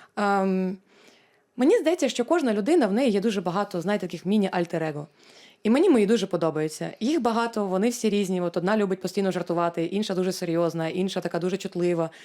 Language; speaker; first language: Ukrainian; non-native, local second language; Russian